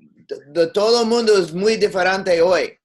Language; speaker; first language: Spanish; non-native, learner; English